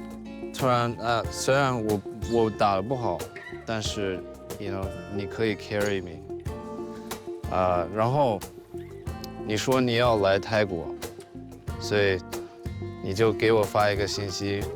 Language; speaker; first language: Chinese; non-native, learner; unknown